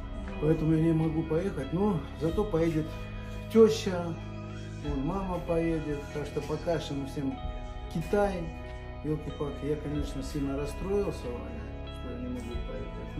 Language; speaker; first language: Russian; native; Russian